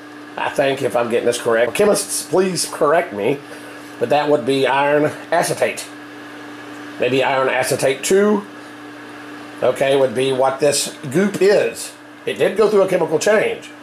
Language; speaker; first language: English; native; English